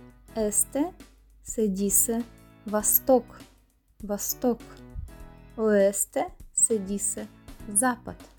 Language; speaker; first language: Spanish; non-native, fluent; Russian